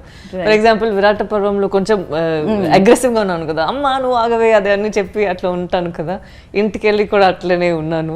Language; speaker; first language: Telugu; non-native, fluent; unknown